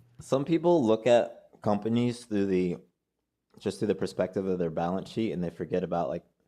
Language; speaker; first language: English; native; English